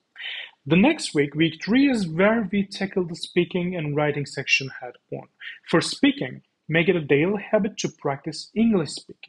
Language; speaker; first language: English; non-native, fluent; Turkish